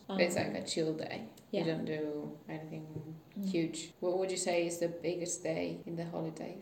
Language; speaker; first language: English; non-native, fluent; Italian